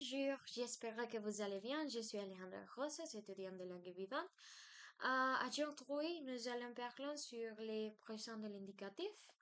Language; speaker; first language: French; non-native, learner; Spanish